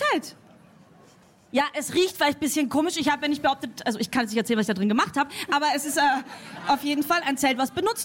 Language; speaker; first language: German; native; German